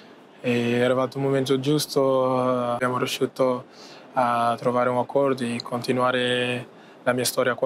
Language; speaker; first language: Italian; non-native, fluent; Portuguese